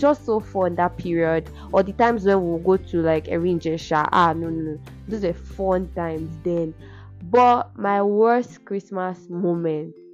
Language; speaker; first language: English; non-native, local second language; Yoruba